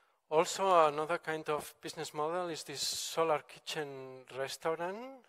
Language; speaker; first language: English; non-native, fluent; Catalan